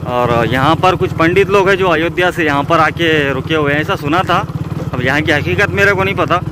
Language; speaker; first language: Hindi; non-native, local second language; Urdu